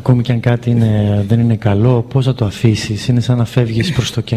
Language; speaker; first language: Greek; native; Greek